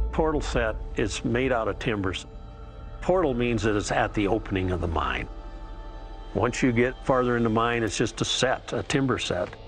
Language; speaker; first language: English; native; English